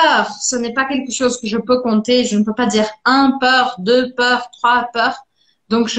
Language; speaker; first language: French; non-native, fluent; Portuguese